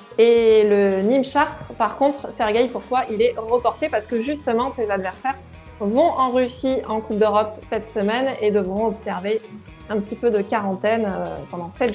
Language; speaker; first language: French; native; French